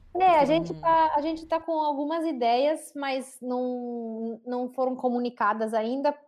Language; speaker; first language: Portuguese; non-native, fluent; Italian